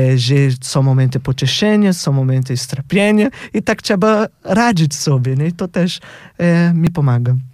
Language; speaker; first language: Polish; non-native, fluent; Portuguese